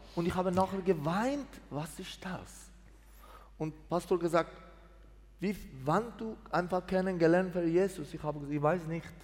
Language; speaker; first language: German; non-native, learner; Persian